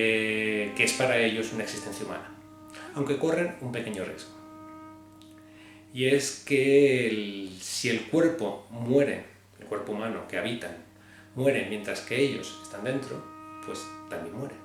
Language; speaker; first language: Spanish; native; Spanish